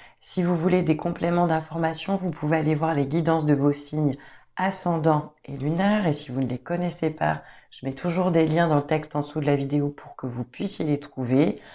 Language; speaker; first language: French; native; French